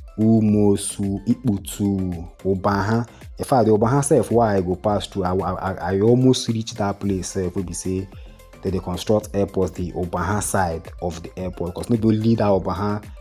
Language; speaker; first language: Nigerian Pidgin; non-native, local second language; Igbo